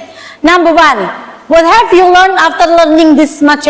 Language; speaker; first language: English; non-native, learner; Indonesian